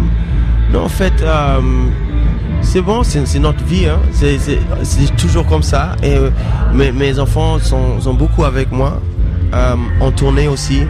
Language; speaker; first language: French; non-native, fluent; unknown